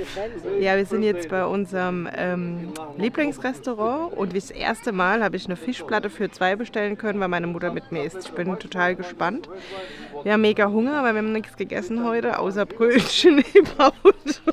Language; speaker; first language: German; native; German